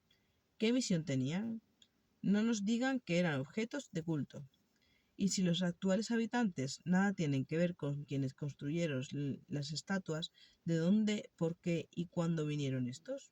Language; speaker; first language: Spanish; native; Spanish